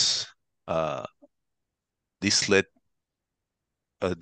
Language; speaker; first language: English; non-native, fluent; Spanish